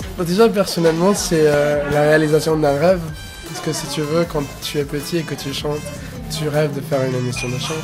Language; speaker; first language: French; non-native, fluent; Spanish